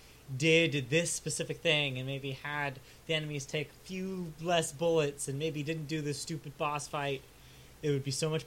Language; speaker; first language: English; native; English